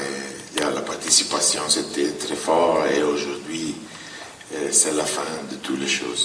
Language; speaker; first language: French; non-native, fluent; Italian